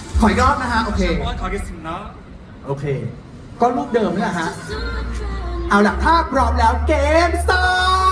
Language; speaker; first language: Thai; native; Thai